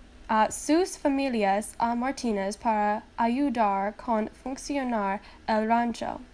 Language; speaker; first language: Spanish; non-native, learner; English